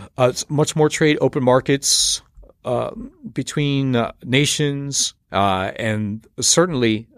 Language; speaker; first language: English; native; English